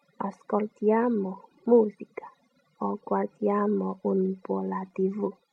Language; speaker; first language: Italian; non-native, learner; Chinese